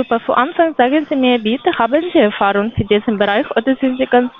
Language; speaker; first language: German; non-native, learner; Lithuanian